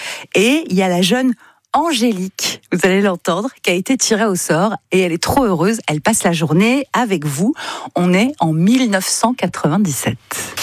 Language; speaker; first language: French; native; French